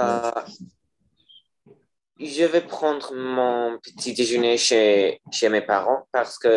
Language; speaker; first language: French; non-native, learner; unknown